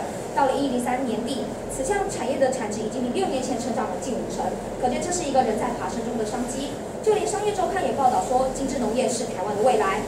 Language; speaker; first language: Chinese; native; Chinese